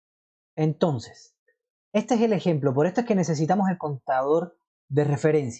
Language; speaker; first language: Spanish; native; Spanish